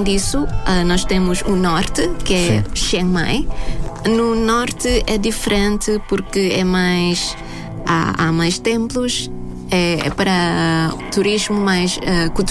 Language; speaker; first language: Portuguese; non-native, fluent; Thai